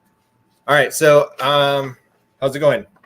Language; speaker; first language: English; native; English